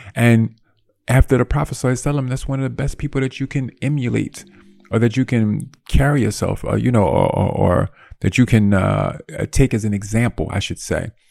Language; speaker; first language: English; native; English